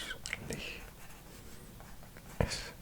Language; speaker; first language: German; non-native, learner; English